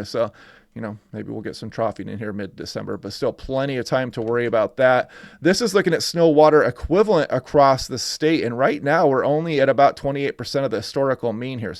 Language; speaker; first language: English; native; English